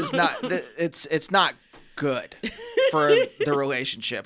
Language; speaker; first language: English; native; English